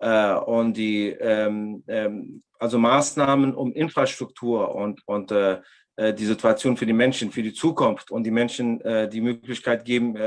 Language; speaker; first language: German; non-native, fluent; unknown